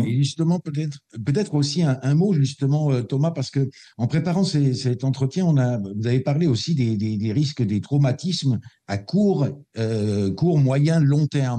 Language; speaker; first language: French; native; French